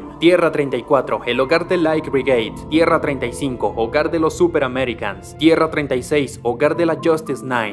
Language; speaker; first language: Spanish; native; Spanish